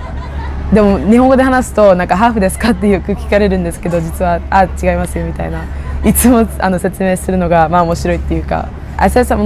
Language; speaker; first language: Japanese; early bilingual, other home language; English